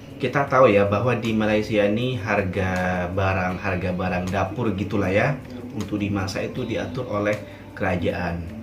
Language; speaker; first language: Indonesian; native; Indonesian